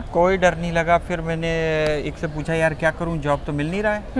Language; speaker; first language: Hindi; native; Hindi